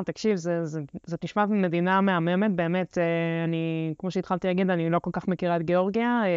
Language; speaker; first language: Hebrew; early bilingual, other home language; Russian